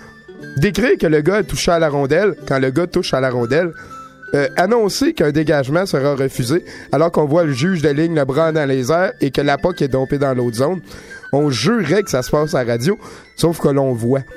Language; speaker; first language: French; native; French